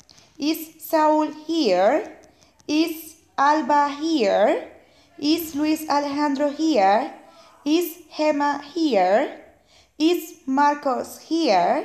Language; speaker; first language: English; non-native, fluent; Spanish